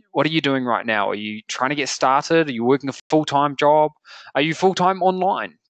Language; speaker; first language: English; native; English